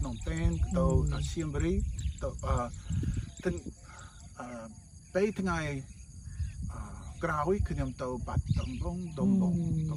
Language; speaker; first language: Khmer; non-native, learner; English